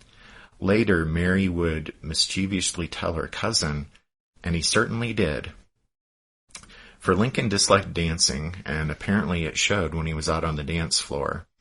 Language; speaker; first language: English; native; English